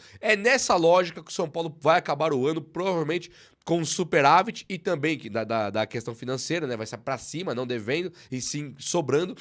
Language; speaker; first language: Portuguese; native; Portuguese